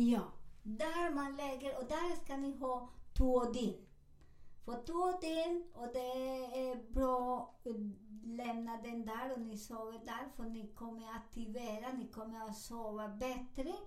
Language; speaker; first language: Swedish; non-native, learner; Spanish